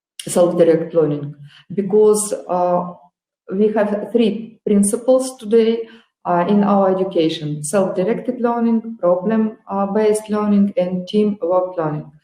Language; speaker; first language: English; non-native, learner; Russian